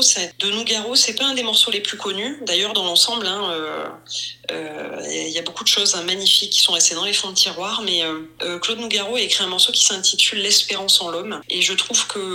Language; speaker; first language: French; native; French